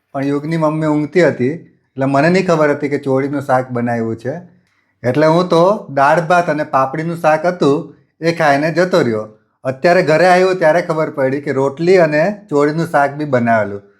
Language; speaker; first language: Gujarati; native; Gujarati